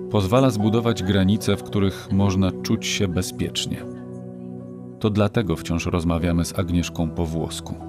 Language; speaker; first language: Polish; native; Polish